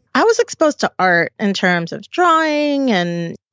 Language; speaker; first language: English; native; English